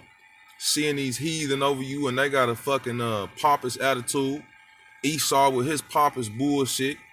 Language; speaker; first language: English; native; English